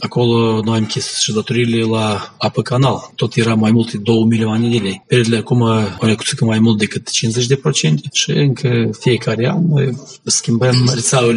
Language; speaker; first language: Romanian; non-native, local second language; Gagauz